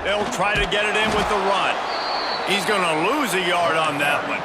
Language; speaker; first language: English; native; English